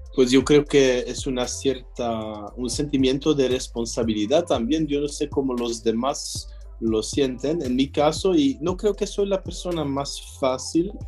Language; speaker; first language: Spanish; non-native, fluent; French